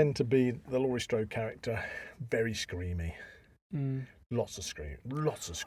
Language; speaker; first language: English; native; English